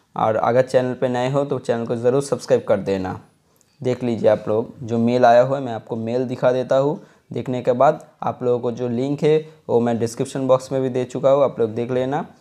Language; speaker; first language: Hindi; non-native, local second language; Bangla